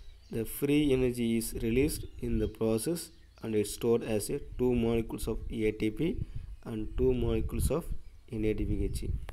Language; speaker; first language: English; non-native, local second language; Tamil